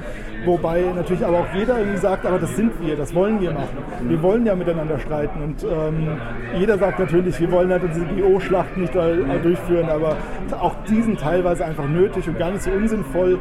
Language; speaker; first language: German; native; German